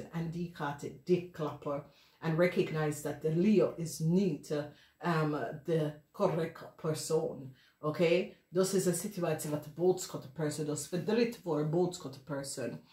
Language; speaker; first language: Dutch; non-native, learner; English